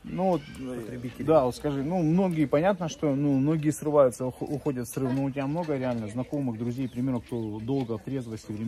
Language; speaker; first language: Russian; native; Russian